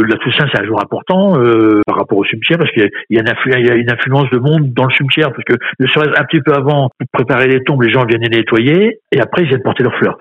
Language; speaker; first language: French; native; French